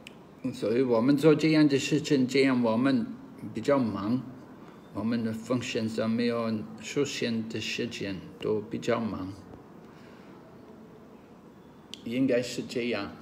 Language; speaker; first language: Chinese; non-native, learner; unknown